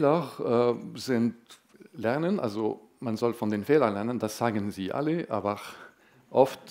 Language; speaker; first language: German; non-native, fluent; Arabic